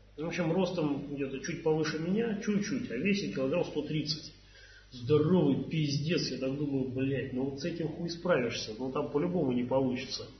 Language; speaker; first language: Russian; native; Russian